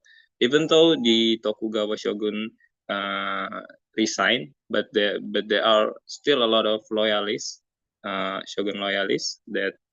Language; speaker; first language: English; non-native, learner; Indonesian